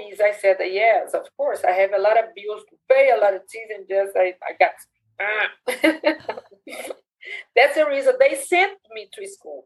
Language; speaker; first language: English; non-native, learner; Portuguese